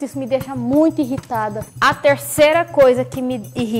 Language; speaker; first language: Portuguese; native; Portuguese